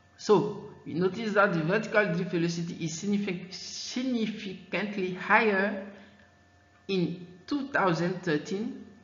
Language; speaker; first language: English; non-native, fluent; French